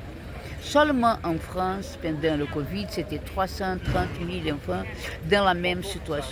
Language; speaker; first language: French; non-native, fluent; Portuguese